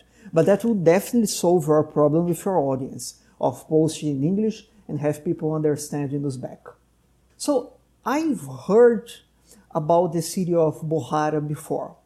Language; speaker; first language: English; non-native, fluent; Portuguese